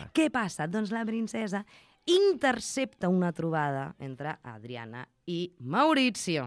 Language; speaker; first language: Catalan; non-native, fluent; Russian